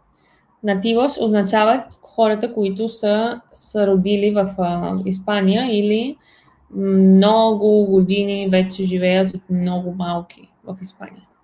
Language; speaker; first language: Bulgarian; non-native, fluent; Spanish